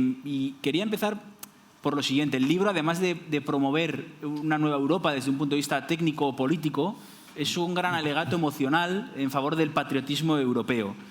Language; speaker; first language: Spanish; native; Spanish